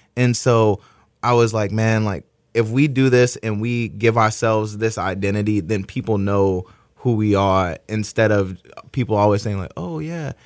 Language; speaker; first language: English; native; English